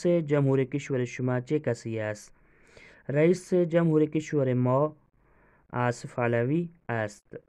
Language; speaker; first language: Persian; non-native, fluent; Urdu